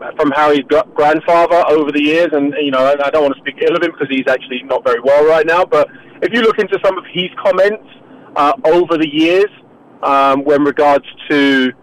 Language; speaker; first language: English; native; English